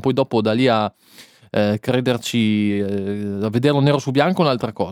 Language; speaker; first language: Italian; native; Italian